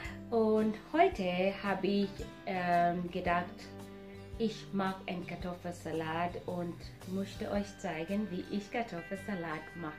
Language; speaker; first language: German; non-native, fluent; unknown